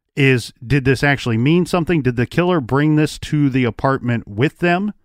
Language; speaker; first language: English; native; English